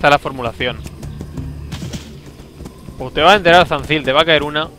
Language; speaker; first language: Spanish; native; Spanish